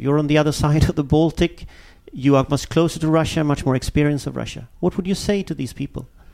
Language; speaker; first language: English; non-native, fluent; Swedish